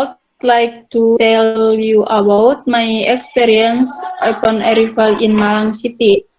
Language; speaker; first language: English; non-native, learner; Indonesian